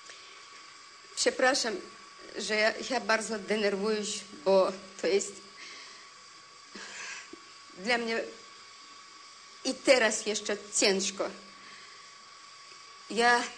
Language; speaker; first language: Polish; early bilingual, heritage; Polish